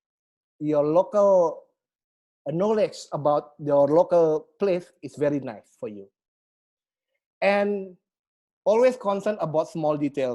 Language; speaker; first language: English; non-native, learner; Indonesian